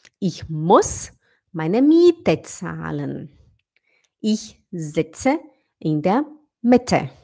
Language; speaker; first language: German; non-native, fluent; Portuguese